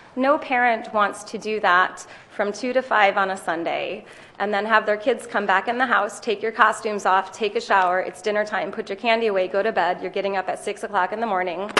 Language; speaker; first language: English; native; English